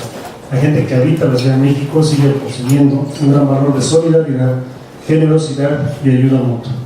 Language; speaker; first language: Spanish; native; Spanish